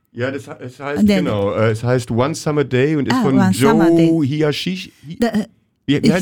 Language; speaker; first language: German; native; German